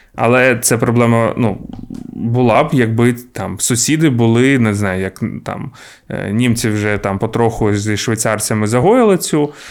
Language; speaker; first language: Ukrainian; non-native, local second language; Russian